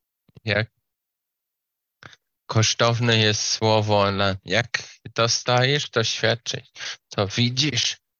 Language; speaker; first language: Polish; non-native, learner; Slovak